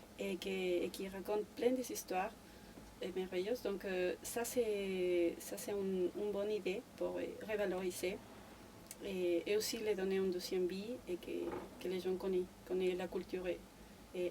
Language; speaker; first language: French; non-native, fluent; Spanish